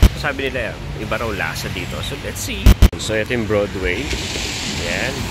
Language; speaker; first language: Filipino; native; Filipino